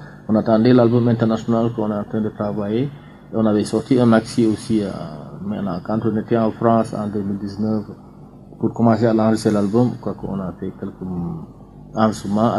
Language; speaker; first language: French; non-native, local second language; Fula